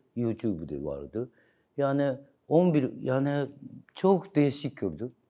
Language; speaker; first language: Turkish; non-native, fluent; Japanese